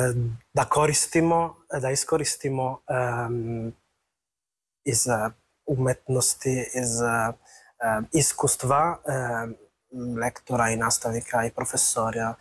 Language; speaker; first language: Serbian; non-native, fluent; Italian